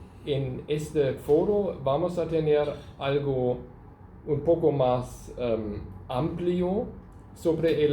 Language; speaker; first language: Spanish; non-native, fluent; German